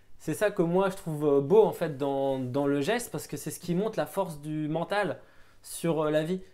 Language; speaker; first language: French; native; French